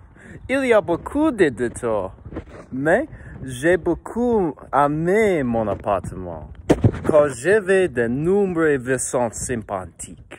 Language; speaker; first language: French; non-native, learner; English